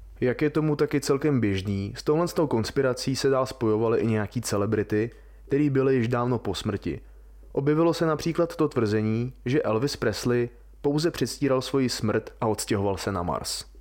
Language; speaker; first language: Czech; native; Czech